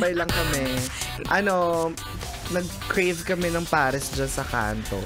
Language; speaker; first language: Filipino; native; Filipino